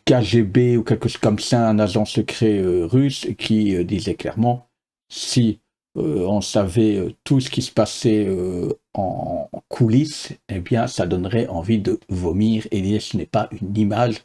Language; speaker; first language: French; native; French